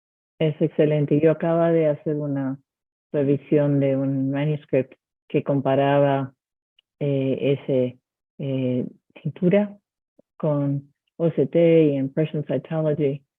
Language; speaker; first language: Spanish; early bilingual, heritage; Spanish